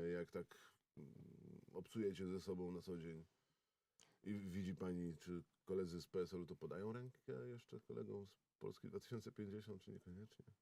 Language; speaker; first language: Polish; native; Polish